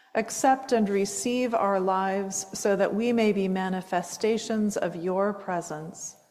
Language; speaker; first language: English; native; English